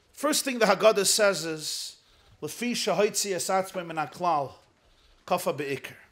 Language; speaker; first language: English; native; English